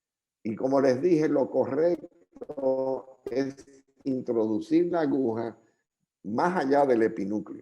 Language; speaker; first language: Spanish; native; Spanish